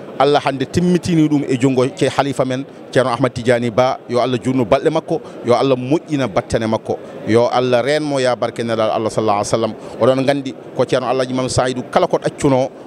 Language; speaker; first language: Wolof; non-native, local second language; Fula